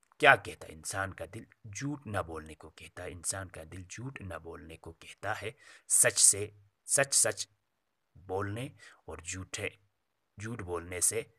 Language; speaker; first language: Urdu; native; Urdu